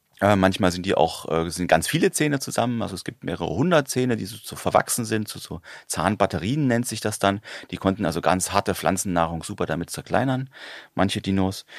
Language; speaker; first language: German; native; German